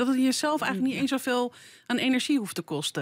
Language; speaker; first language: Dutch; native; Dutch